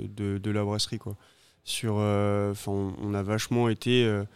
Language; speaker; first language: French; native; French